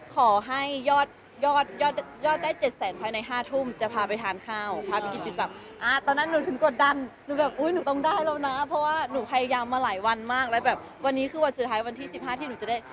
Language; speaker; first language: Thai; early bilingual, other home language; Vietnamese